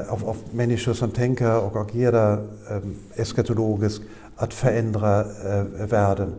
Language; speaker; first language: Swedish; non-native, fluent; German